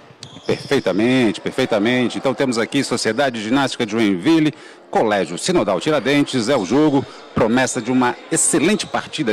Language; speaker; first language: Portuguese; native; Portuguese